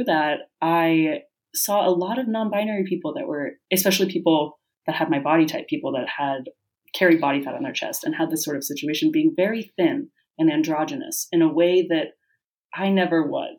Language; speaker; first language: English; native; English